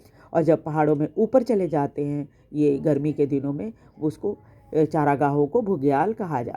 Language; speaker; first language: Hindi; native; Hindi